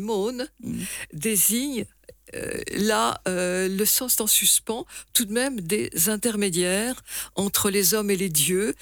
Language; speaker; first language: French; native; French